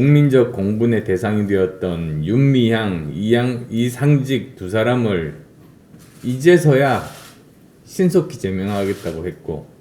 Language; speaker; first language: Korean; native; Korean